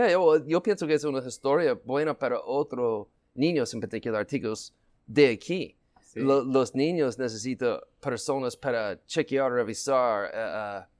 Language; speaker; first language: Spanish; non-native, learner; English